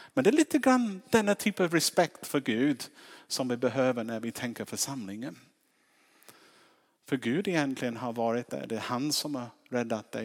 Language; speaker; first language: Swedish; non-native, fluent; English